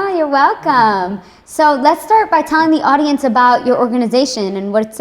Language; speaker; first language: English; native; English